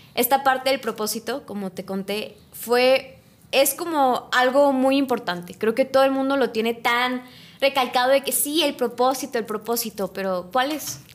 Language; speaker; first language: Spanish; native; Spanish